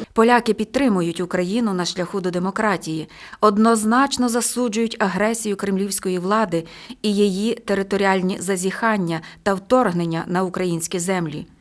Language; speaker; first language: Ukrainian; native; Ukrainian